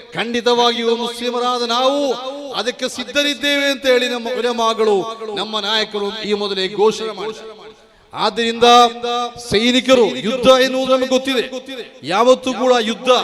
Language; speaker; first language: Kannada; non-native, local second language; Badaga